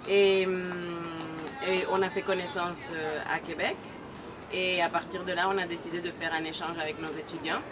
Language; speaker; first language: French; non-native, fluent; Spanish